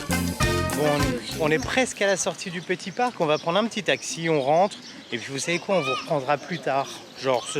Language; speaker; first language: French; native; French